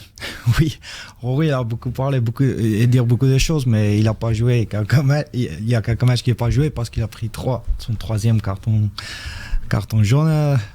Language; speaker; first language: French; non-native, fluent; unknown